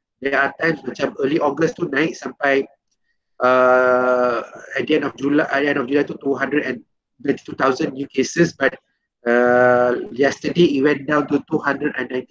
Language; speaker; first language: English; non-native, local second language; Malay